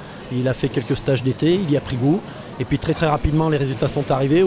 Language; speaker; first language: French; native; French